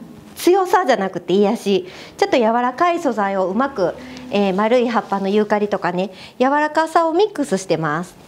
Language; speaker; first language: Japanese; native; Japanese